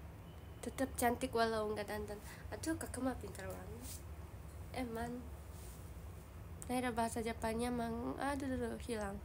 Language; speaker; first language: Indonesian; non-native, learner; Japanese